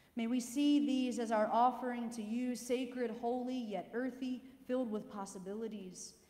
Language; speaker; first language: English; native; English